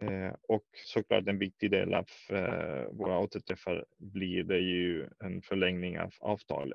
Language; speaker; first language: Swedish; non-native, fluent; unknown